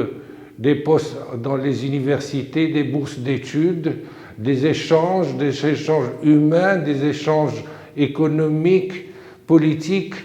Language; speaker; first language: French; non-native, local second language; Arabic